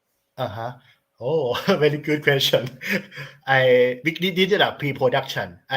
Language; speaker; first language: English; non-native, learner; Thai